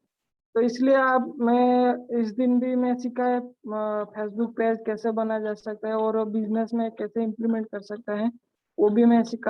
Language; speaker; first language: Hindi; non-native, local second language; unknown